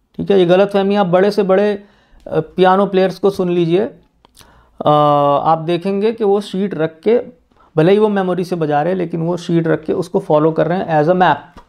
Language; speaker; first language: Hindi; native; Hindi